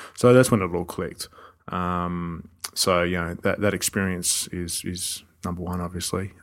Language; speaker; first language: English; native; English